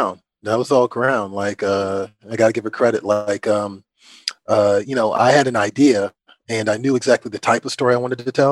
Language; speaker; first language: English; native; English